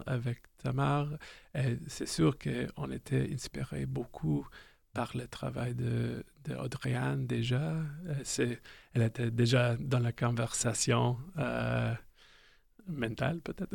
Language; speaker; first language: French; non-native, learner; English